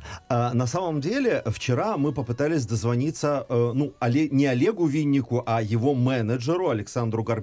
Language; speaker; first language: Russian; native; Russian